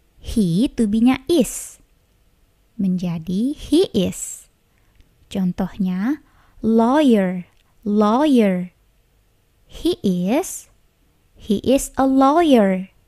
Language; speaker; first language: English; non-native, fluent; Indonesian